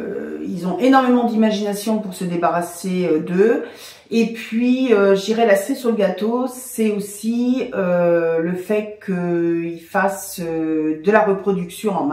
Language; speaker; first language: French; native; French